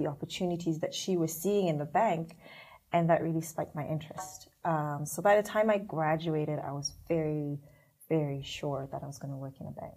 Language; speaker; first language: English; non-native, local second language; Shona